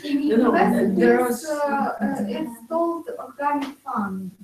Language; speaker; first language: English; non-native, learner; Ukrainian